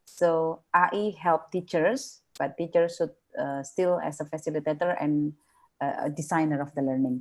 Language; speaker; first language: English; non-native, fluent; Indonesian